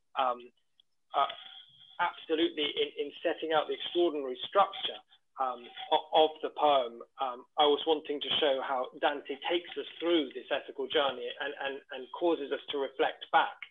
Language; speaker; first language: English; native; English